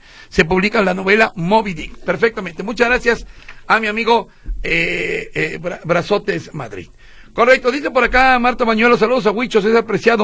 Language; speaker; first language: Spanish; native; Spanish